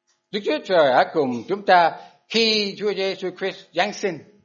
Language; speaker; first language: Vietnamese; non-native, fluent; English